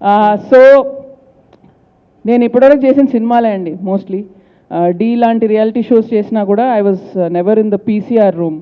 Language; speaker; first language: Telugu; native; Telugu